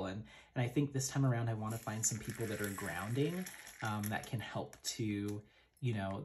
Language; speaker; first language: English; native; English